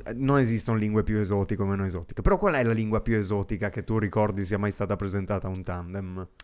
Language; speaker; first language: Italian; native; Italian